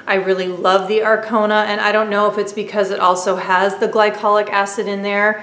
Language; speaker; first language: English; native; English